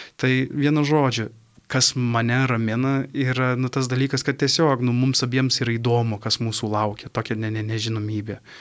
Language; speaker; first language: Lithuanian; early bilingual, heritage; Lithuanian